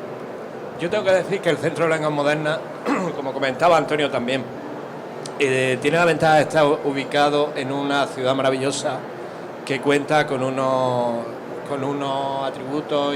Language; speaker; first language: Spanish; native; Spanish